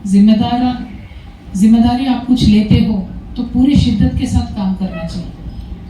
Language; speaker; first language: Hindi; non-native, local second language; Telugu